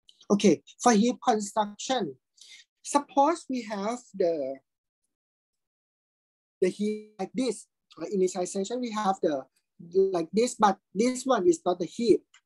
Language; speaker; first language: English; non-native, fluent; Thai